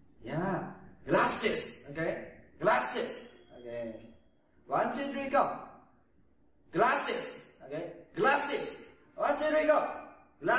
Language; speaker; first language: English; non-native, learner; Vietnamese